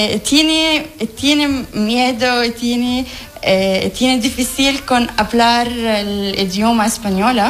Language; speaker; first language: Spanish; non-native, learner; Arabic